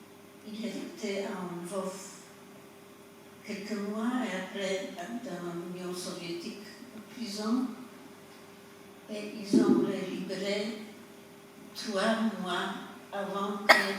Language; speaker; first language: French; non-native, fluent; Polish